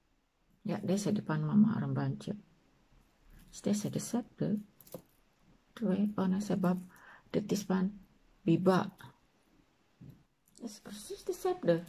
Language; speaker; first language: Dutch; non-native, learner; Indonesian